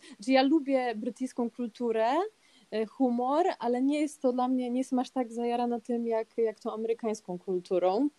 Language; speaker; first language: Polish; early bilingual, heritage; Polish